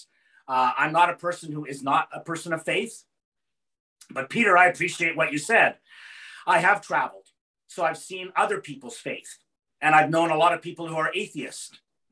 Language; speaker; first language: English; native; English